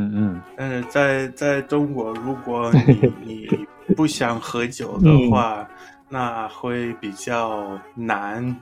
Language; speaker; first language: Chinese; non-native, fluent; English